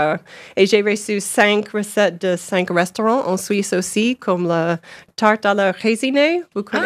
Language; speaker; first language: French; non-native, learner; English